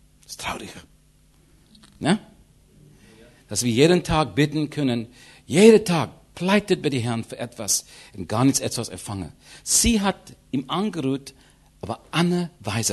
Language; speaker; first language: German; non-native, learner; English